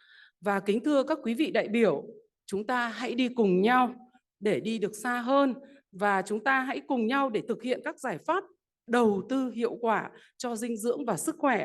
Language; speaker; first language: Vietnamese; native; Vietnamese